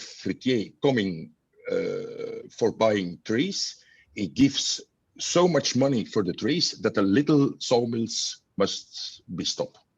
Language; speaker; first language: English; non-native, learner; Dutch